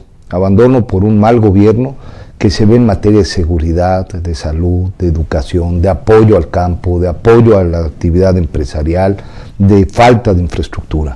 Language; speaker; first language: Spanish; native; Spanish